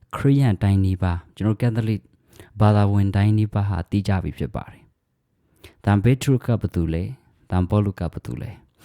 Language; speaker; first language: Burmese; native; Burmese